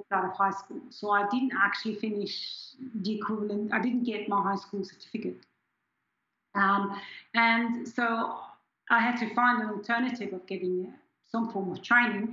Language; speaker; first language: English; non-native, fluent; German